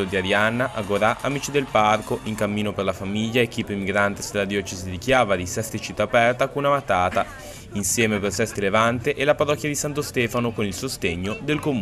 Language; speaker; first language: Italian; native; Italian